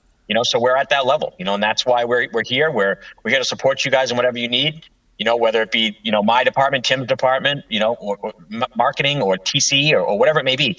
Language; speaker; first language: English; native; English